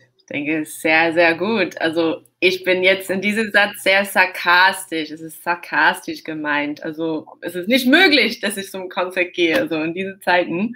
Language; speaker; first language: German; non-native, fluent; English